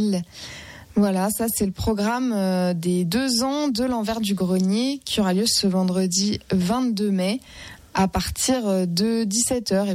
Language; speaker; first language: French; native; French